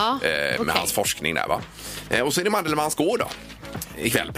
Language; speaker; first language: Swedish; native; Swedish